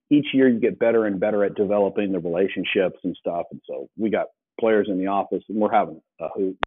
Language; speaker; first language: English; native; English